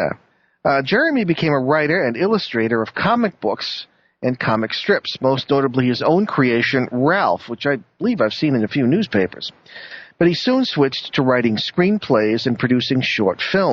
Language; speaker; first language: English; native; English